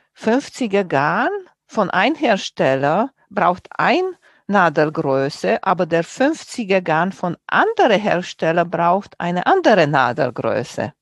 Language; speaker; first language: German; non-native, fluent; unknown